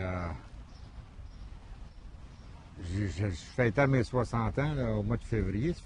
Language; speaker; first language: French; native; French